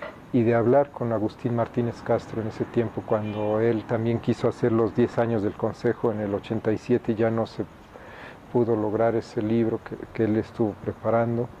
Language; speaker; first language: Spanish; native; Spanish